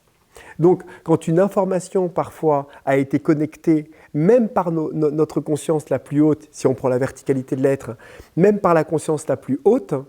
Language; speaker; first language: French; native; French